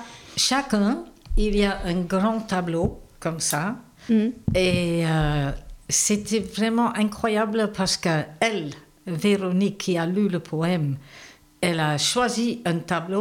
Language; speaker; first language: French; non-native, fluent; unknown